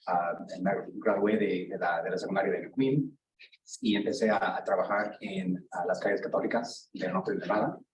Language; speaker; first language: Spanish; non-native, learner; English